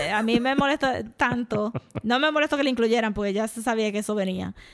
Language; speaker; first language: Spanish; early bilingual, heritage; Spanish